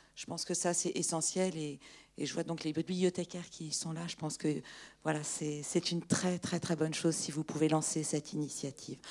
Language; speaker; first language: French; native; French